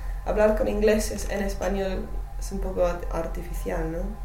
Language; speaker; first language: Spanish; non-native, fluent; English